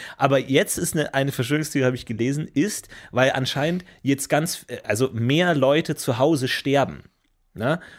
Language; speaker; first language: German; native; German